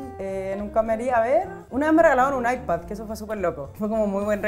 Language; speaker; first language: Spanish; native; Spanish